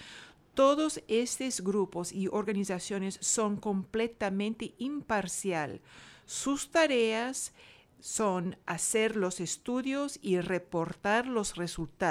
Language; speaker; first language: Spanish; non-native, fluent; English